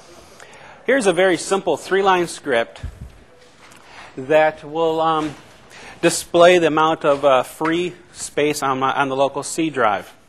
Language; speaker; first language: English; native; English